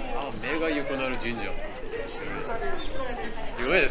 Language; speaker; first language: Japanese; non-native, learner; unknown